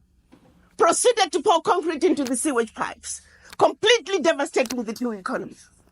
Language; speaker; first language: English; non-native, local second language; Shona